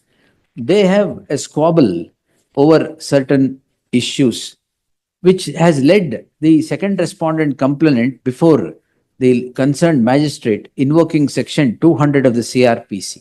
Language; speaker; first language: English; non-native, local second language; Kannada